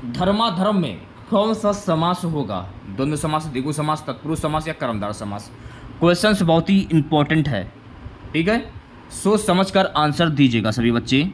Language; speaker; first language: Hindi; native; Hindi